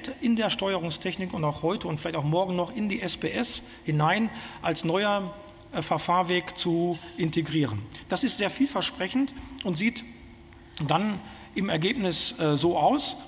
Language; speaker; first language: German; native; German